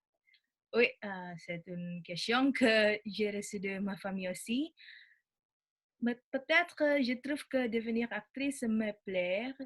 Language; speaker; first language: French; non-native, learner; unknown